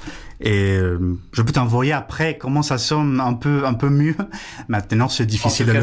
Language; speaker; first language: French; non-native, fluent; Spanish